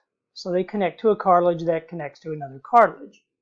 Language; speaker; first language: English; native; English